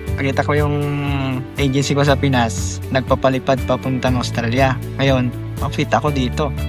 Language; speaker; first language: Filipino; non-native, local second language; Iloko